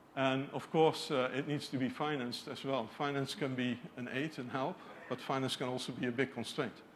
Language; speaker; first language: English; non-native, fluent; Dutch